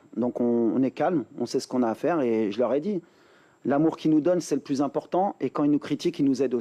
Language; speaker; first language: French; native; French